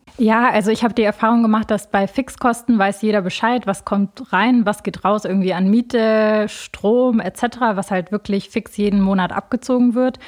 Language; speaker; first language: German; early bilingual, other home language; Albanian